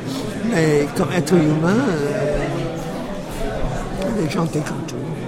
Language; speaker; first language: French; non-native, fluent; English